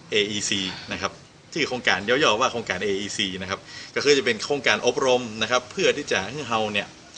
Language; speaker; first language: Thai; native; Thai